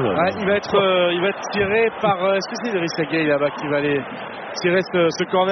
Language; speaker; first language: French; native; French